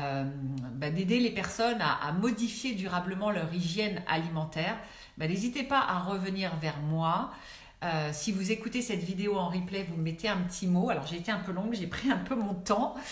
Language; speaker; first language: French; native; French